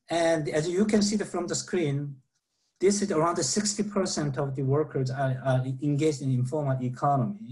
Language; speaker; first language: English; non-native, fluent; Korean